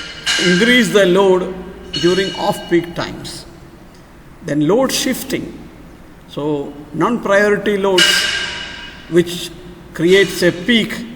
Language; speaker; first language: English; non-native, local second language; Malayalam